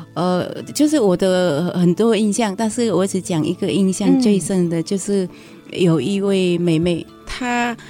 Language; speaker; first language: Chinese; non-native, learner; Vietnamese